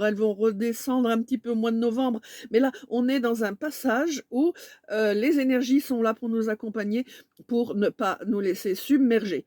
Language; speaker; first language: French; native; French